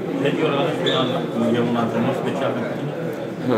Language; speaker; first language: Romanian; native; Romanian